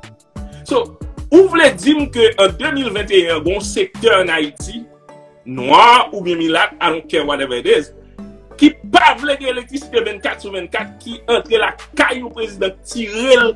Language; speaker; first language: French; non-native, local second language; Haitian Creole